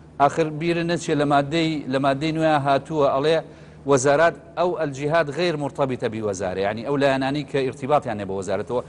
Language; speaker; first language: Central Kurdish; native; Central Kurdish